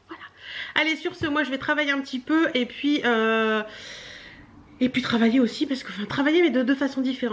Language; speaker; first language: French; native; French